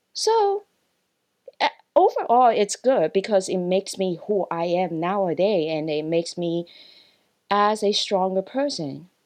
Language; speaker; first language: English; non-native, local second language; Cantonese